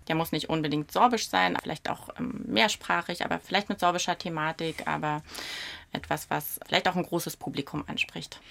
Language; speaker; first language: German; non-native, local second language; Upper Sorbian